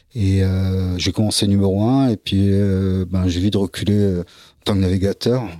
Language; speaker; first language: French; native; French